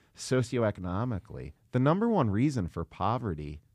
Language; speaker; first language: English; native; English